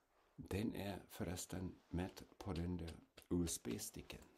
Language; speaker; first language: Swedish; non-native, fluent; German